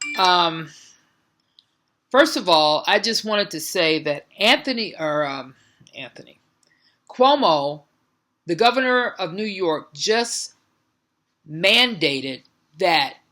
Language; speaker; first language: English; native; English